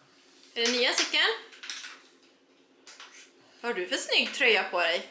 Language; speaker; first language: Swedish; native; Swedish